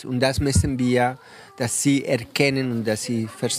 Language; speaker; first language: German; non-native, fluent; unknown